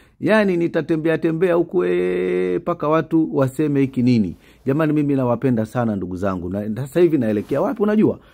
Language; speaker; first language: Swahili; native; Swahili